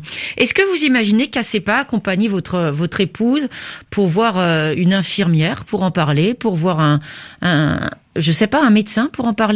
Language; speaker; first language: French; native; French